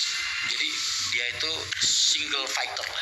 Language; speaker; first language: Indonesian; native; Indonesian